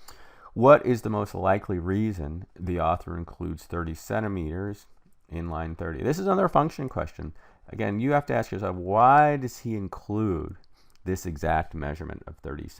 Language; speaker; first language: English; native; English